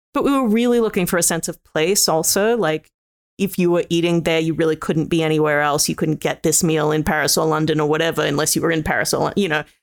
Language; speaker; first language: English; native; English